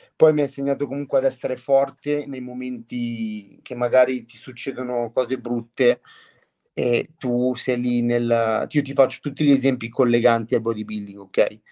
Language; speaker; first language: Italian; native; Italian